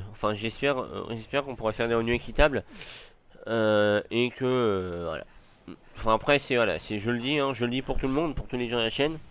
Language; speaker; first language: French; native; French